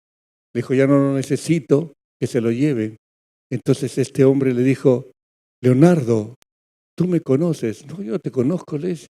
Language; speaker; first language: Spanish; native; Spanish